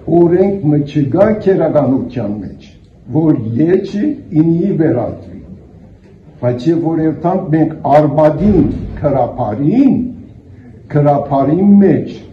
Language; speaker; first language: Armenian; early bilingual, heritage; Armenian